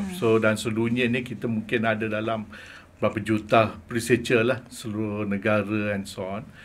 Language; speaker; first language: Malay; non-native, local second language; Tamil